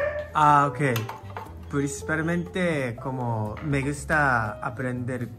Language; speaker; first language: Spanish; non-native, learner; Japanese